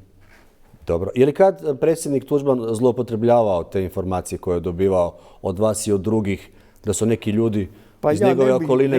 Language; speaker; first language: Croatian; native; Croatian